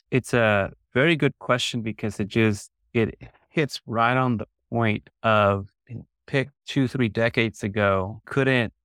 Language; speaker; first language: English; early bilingual, other home language; Spanish